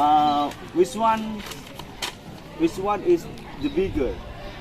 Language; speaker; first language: English; non-native, learner; Indonesian